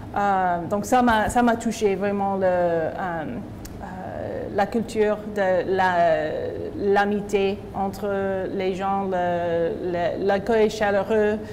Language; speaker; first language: French; non-native, fluent; English